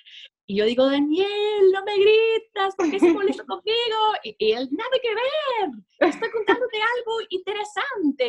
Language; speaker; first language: Spanish; non-native, fluent; English